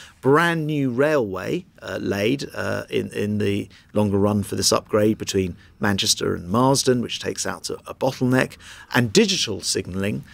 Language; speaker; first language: English; native; English